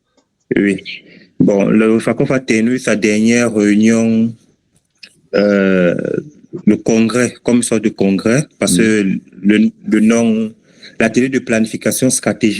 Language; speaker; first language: French; native; French